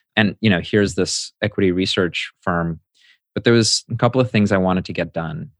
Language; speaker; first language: English; native; English